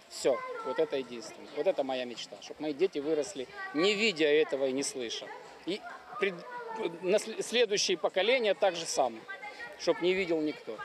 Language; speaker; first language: Russian; native; Russian